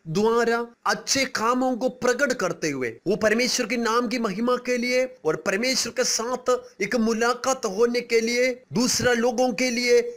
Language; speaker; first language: Hindi; non-native, local second language; Malayalam